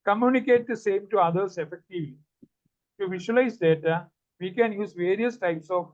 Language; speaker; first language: English; non-native, local second language; Malayalam